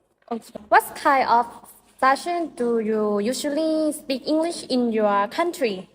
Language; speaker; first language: English; non-native, learner; Thai